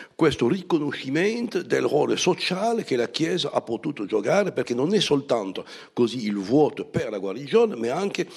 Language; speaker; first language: Italian; non-native, fluent; French